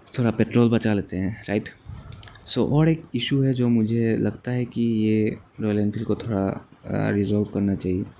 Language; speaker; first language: Hindi; non-native, local second language; Assamese